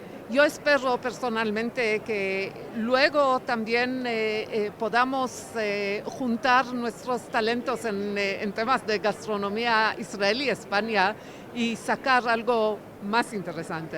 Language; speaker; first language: Spanish; non-native, fluent; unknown